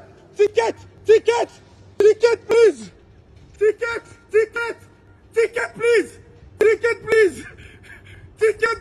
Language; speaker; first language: English; non-native, learner; French